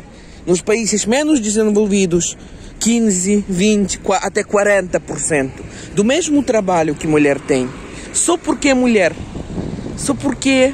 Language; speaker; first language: Portuguese; non-native, learner; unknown